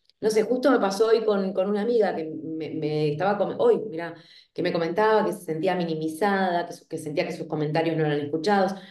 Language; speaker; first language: Spanish; native; Spanish